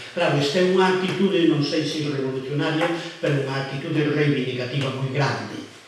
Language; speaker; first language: Galician; non-native, local second language; Spanish